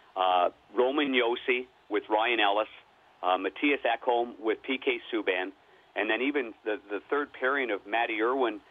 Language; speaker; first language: English; native; English